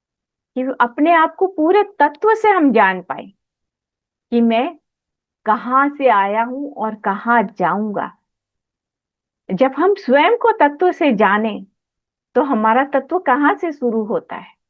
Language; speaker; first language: Hindi; native; Hindi